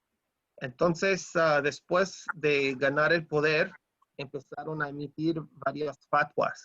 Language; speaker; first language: Spanish; non-native, fluent; English